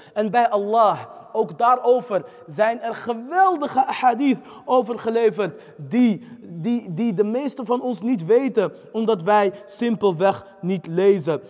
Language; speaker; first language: Dutch; early bilingual, other home language; Arabic